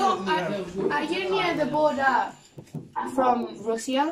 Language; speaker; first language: English; non-native, learner; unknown